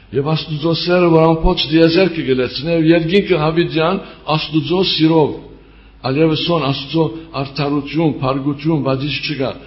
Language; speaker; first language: Armenian; early bilingual, heritage; Armenian